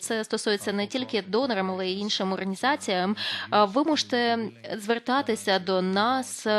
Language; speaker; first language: Ukrainian; non-native, fluent; Lithuanian